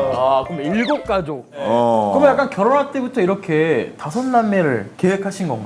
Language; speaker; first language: Korean; native; Korean